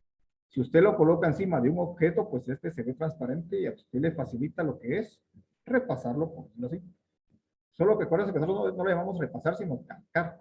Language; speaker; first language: Spanish; native; Spanish